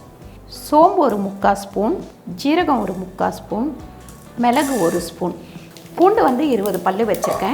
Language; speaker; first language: Tamil; native; Tamil